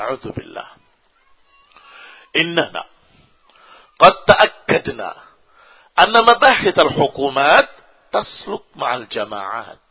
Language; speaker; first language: Arabic; non-native, fluent; Indonesian